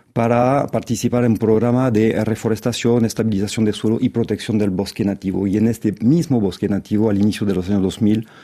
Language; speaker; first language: Spanish; non-native, fluent; French